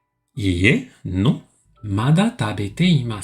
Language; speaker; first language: Japanese; non-native, fluent; French